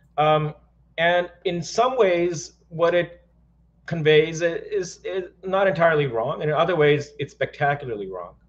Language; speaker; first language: English; non-native, local second language; Hindi